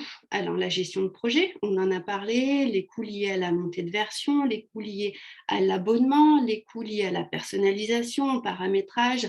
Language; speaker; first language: French; native; French